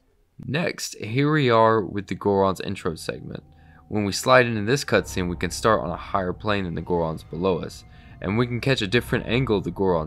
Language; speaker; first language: English; native; English